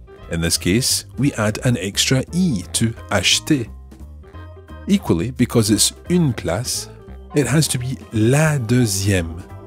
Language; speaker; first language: English; native; English